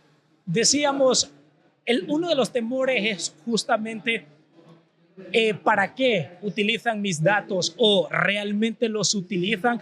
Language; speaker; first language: Spanish; native; Spanish